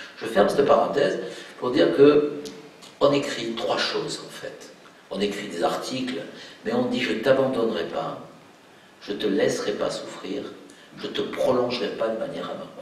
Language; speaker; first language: French; native; French